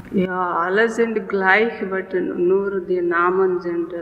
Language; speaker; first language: German; non-native, learner; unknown